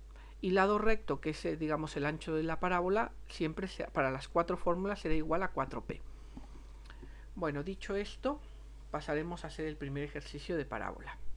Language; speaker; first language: Spanish; native; Spanish